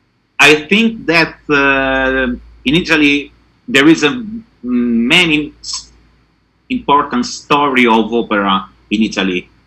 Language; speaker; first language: English; non-native, learner; Italian